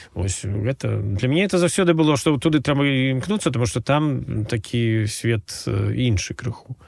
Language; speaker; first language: Belarusian; native; Belarusian